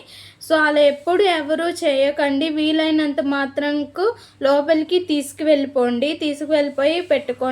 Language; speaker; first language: Telugu; native; Telugu